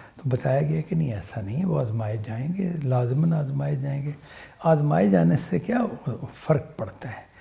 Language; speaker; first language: Urdu; non-native, local second language; Punjabi